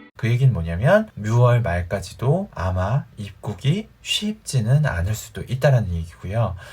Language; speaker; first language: Korean; native; Korean